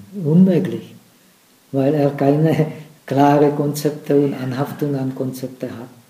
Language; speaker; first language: German; non-native, fluent; Czech